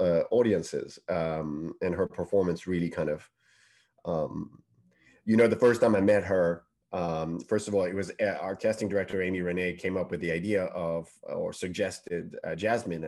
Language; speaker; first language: English; non-native, fluent; French